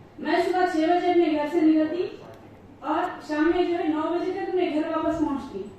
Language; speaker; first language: Urdu; native; Urdu